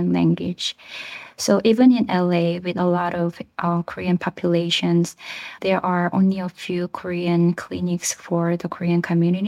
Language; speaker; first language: English; non-native, fluent; Korean